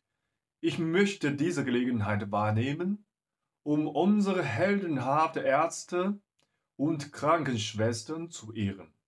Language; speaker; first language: German; non-native, learner; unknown